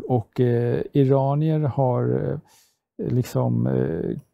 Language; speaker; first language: Swedish; non-native, fluent; Persian